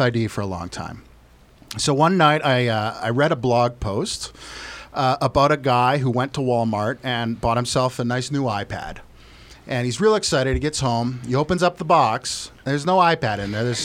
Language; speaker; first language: English; native; English